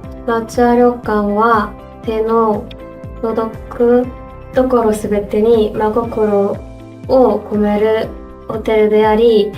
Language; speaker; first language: Japanese; non-native, fluent; Korean